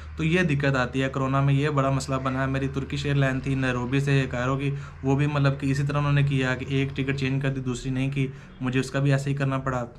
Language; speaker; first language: Urdu; non-native, local second language; Punjabi